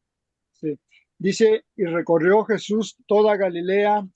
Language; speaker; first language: Spanish; native; Spanish